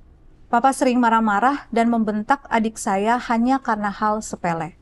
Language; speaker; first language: Indonesian; native; Indonesian